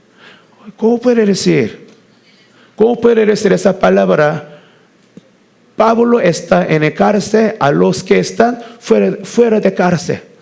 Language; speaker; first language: Spanish; non-native, learner; Korean